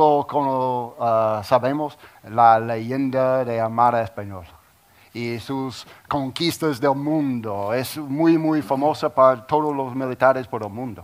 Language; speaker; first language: Spanish; non-native, learner; English